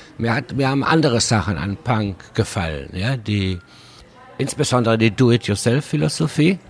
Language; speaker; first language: German; early bilingual, other home language; Spanish